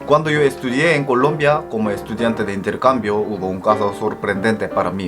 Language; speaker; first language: Spanish; non-native, fluent; Korean